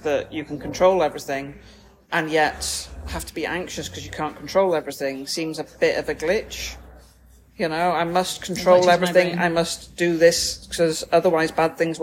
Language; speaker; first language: English; native; English